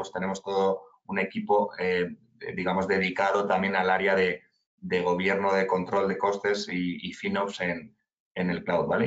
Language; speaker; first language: Spanish; native; Spanish